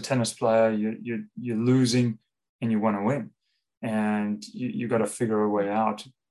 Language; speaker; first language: English; native; English